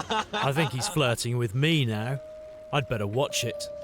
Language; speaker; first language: English; native; English